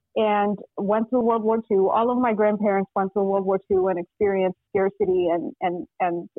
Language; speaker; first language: English; non-native, fluent; Russian